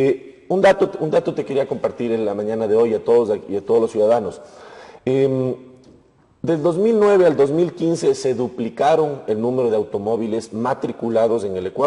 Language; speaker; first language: Spanish; native; Spanish